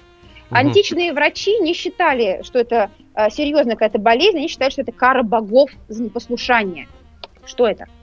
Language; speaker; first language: Russian; native; Russian